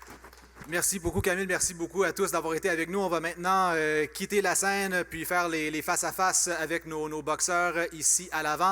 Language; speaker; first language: French; native; French